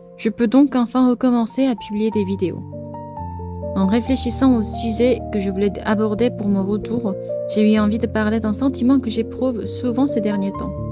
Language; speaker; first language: French; non-native, fluent; Korean